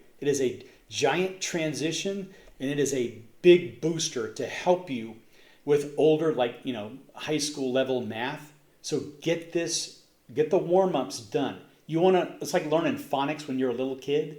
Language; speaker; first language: English; native; English